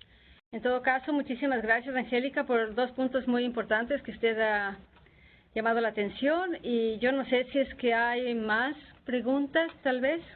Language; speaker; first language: Spanish; native; Spanish